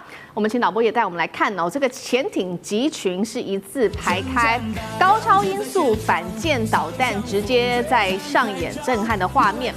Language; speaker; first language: Chinese; native; Chinese